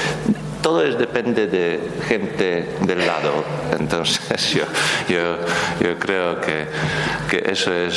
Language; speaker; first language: Spanish; non-native, learner; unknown